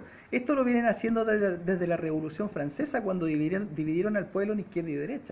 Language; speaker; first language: Spanish; native; Spanish